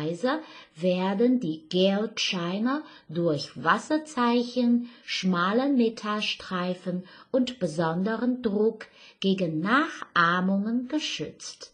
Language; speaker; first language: German; non-native, fluent; Chinese